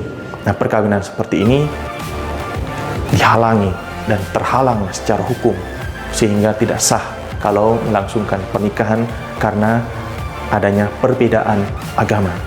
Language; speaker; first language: Indonesian; native; Indonesian